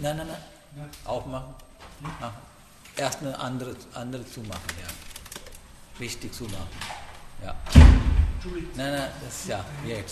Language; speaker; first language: German; non-native, fluent; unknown